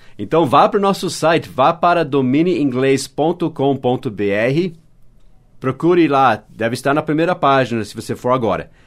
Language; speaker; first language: Portuguese; non-native, fluent; English